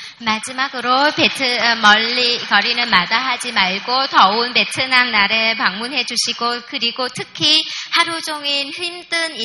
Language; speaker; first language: Korean; non-native, fluent; Vietnamese